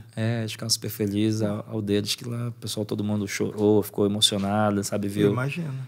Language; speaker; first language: Portuguese; native; Portuguese